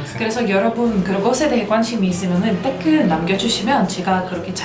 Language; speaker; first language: Korean; non-native, fluent; Russian